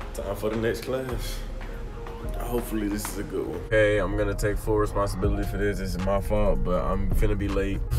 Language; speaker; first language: English; native; English